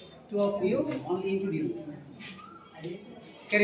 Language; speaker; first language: English; non-native, learner; Bangla